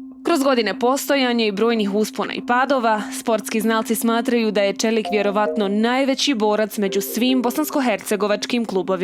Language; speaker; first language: Bosnian; native; Bosnian